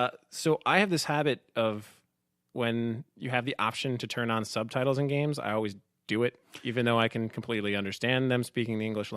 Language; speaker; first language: English; native; English